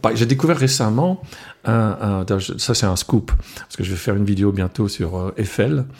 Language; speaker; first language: French; non-native, local second language; Swiss German